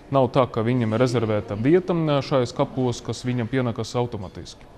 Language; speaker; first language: Latvian; non-native, local second language; Russian